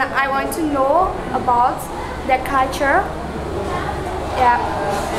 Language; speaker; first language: English; non-native, learner; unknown